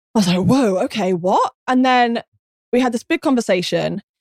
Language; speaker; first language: English; native; English